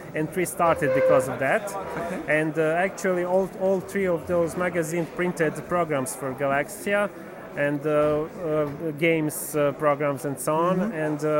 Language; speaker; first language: English; non-native, fluent; Serbian